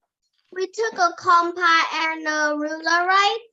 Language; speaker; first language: English; non-native, learner; Vietnamese